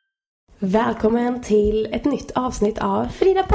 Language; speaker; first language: Swedish; native; Swedish